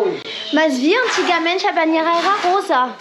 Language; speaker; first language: Portuguese; non-native, learner; French